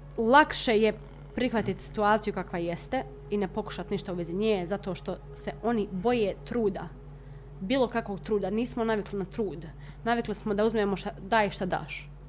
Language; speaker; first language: Bosnian; native; Bosnian